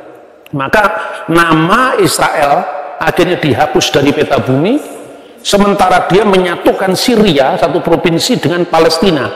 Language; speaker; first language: Indonesian; native; Indonesian